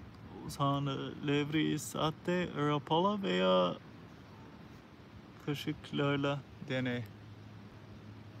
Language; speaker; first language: Turkish; non-native, learner; English